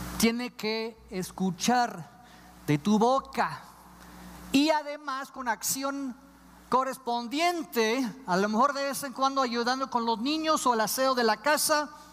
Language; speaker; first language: Spanish; non-native, fluent; English